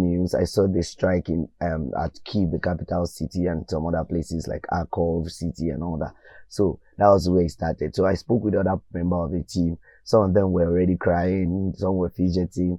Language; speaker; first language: English; non-native, local second language; Yoruba